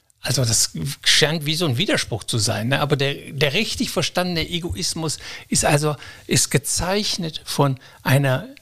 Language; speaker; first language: German; native; German